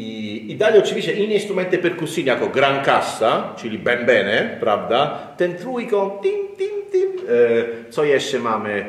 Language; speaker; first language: Polish; non-native, learner; Italian